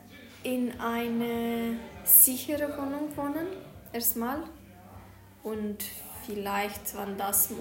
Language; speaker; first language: German; non-native, fluent; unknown